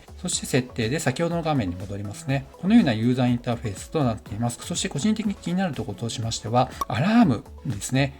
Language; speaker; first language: Japanese; native; Japanese